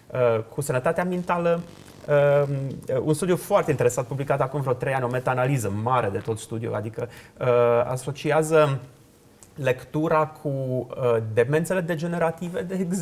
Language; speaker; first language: Romanian; native; Romanian